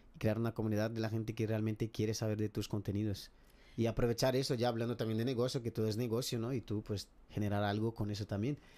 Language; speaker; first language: Spanish; non-native, fluent; Portuguese